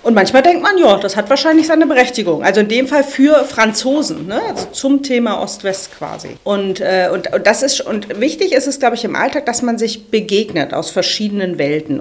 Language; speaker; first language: German; native; German